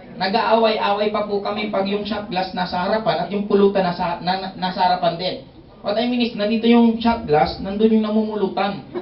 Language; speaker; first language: Filipino; non-native, local second language; Bikol